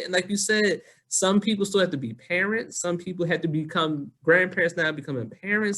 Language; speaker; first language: English; native; English